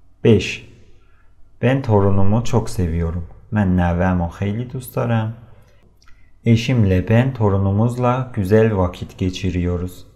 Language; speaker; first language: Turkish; non-native, fluent; Persian